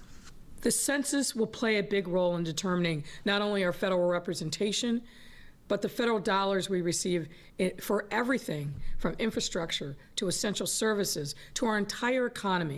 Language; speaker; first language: English; native; English